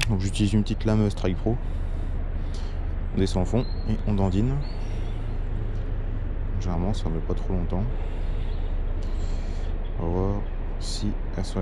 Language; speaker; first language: French; native; French